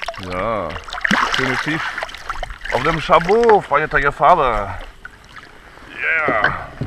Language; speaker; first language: German; non-native, fluent; French